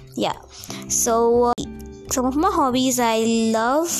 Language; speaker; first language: English; non-native, local second language; Kannada